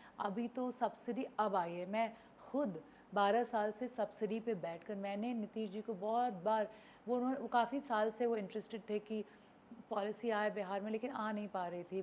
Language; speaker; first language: Hindi; non-native, local second language; Bhojpuri